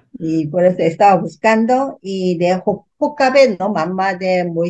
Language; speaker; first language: Spanish; non-native, learner; Korean